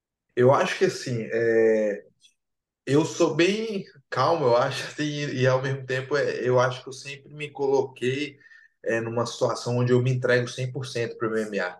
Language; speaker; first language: Portuguese; native; Portuguese